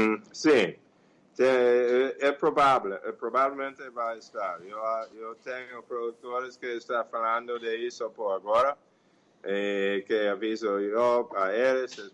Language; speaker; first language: Portuguese; non-native, fluent; English